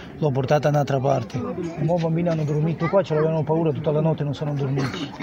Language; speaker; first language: Italian; non-native, local second language; Bosnian